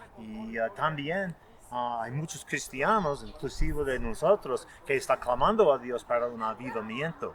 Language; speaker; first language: Spanish; non-native, fluent; English